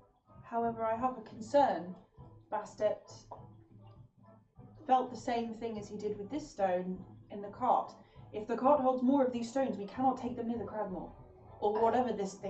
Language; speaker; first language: English; native; English